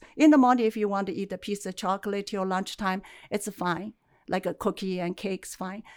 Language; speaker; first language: English; non-native, fluent; Chinese